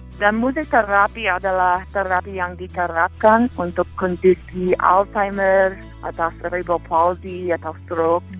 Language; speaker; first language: Indonesian; non-native, fluent; English